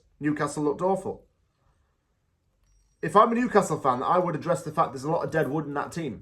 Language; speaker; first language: English; native; English